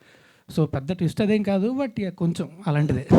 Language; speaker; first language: Telugu; native; Telugu